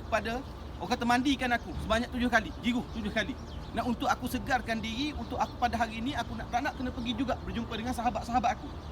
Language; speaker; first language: Malay; native; Malay